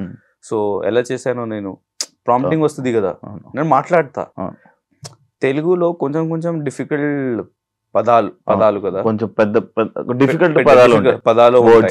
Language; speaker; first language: Telugu; non-native, learner; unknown